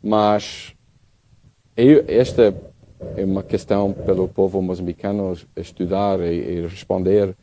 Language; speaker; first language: Portuguese; non-native, learner; English